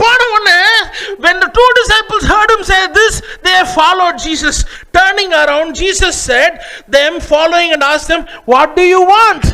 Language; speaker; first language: English; non-native, local second language; Tamil